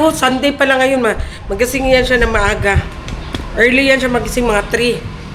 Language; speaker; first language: Filipino; non-native, local second language; Cebuano